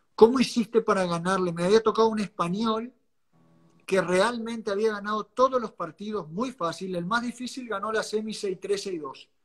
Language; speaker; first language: Spanish; native; Spanish